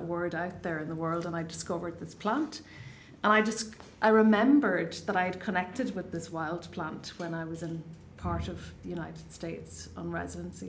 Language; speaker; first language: English; non-native, local second language; Irish